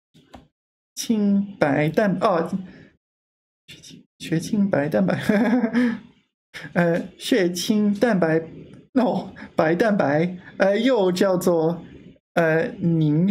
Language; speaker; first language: Chinese; non-native, learner; English